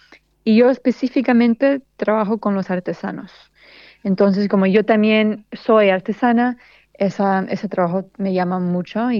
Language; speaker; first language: Spanish; early bilingual, heritage; Spanish